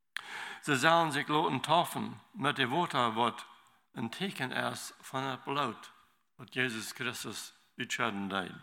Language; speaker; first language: German; non-native, learner; Low German